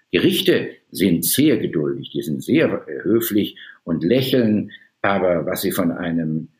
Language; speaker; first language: German; native; German